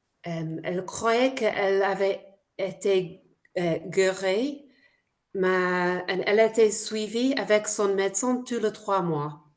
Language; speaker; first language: French; non-native, fluent; English